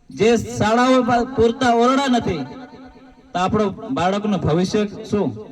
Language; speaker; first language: Gujarati; non-native, local second language; Rathawi